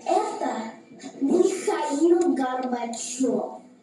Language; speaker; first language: Russian; non-native, learner; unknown